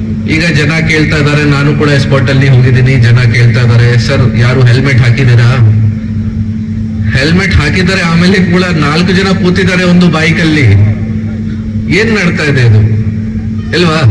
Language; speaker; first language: Kannada; non-native, local second language; Hindi